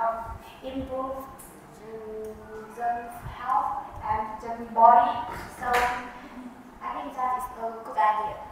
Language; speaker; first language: English; non-native, learner; Vietnamese